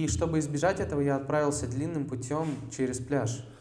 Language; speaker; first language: Russian; native; Russian